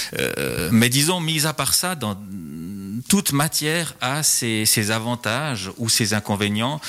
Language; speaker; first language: French; native; French